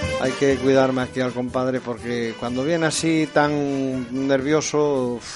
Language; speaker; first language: Spanish; native; Spanish